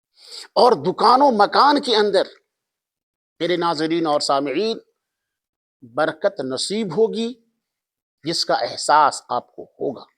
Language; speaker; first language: Urdu; native; Urdu